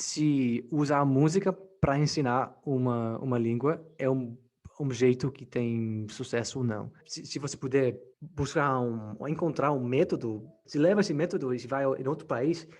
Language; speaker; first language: Portuguese; non-native, fluent; English